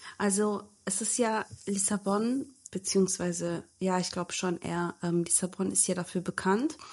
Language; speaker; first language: German; early bilingual, other home language; Turkish